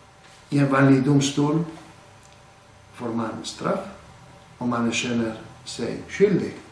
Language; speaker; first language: Swedish; non-native, fluent; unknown